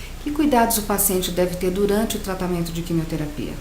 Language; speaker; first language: Portuguese; native; Portuguese